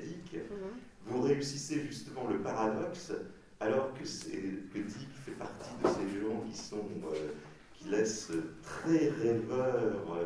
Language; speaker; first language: French; native; French